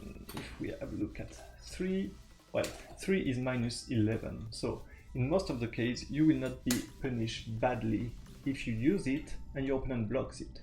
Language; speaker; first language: English; non-native, fluent; French